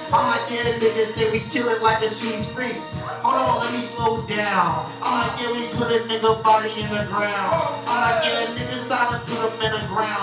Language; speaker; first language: English; native; English